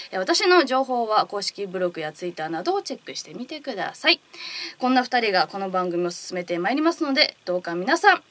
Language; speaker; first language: Japanese; native; Japanese